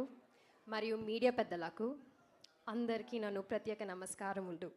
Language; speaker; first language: Telugu; non-native, learner; Malayalam